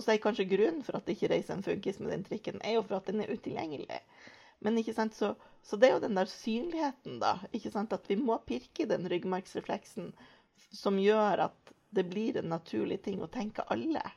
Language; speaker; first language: Norwegian; native; Norwegian